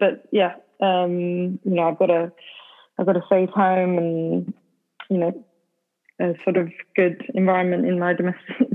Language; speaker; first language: English; non-native, fluent; Swedish